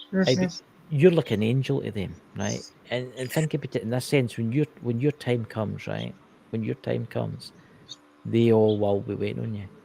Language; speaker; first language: English; native; English